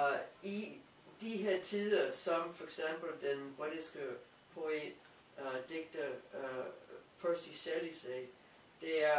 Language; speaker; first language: Danish; non-native, fluent; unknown